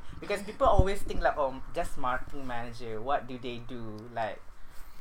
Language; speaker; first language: English; non-native, local second language; Malay